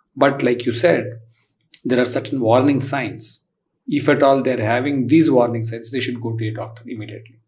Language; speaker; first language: English; non-native, local second language; Telugu